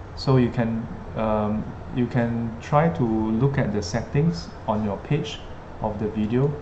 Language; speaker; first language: English; non-native, local second language; Chinese